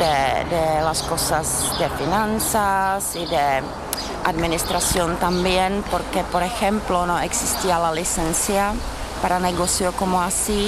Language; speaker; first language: Spanish; non-native, fluent; Czech